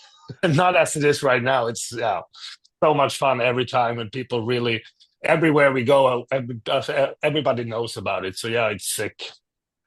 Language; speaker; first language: English; non-native, fluent; Swedish